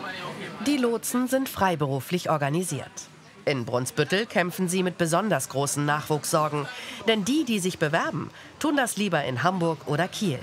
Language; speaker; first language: German; native; German